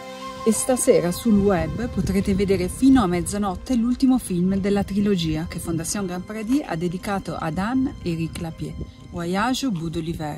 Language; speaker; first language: Italian; native; Italian